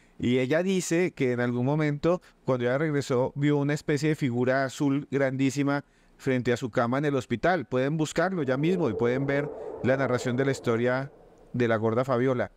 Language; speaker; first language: Spanish; native; Spanish